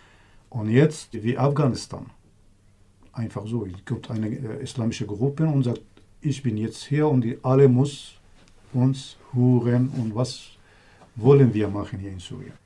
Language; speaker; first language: German; non-native, learner; Kurdish